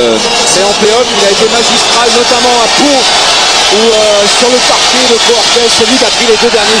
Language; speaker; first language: French; native; French